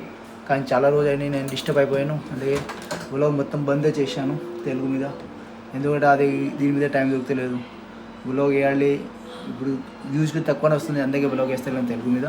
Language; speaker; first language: Telugu; non-native, learner; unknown